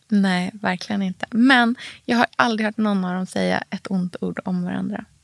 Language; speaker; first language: Swedish; native; Swedish